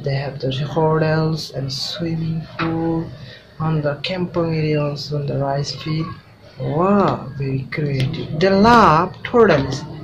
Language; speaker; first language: English; non-native, local second language; Bangla